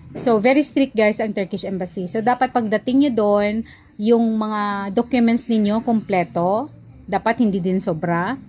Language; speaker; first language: Filipino; non-native, local second language; Cebuano